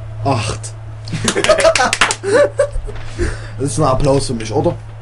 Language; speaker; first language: German; native; German